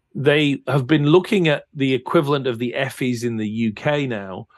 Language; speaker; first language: English; native; English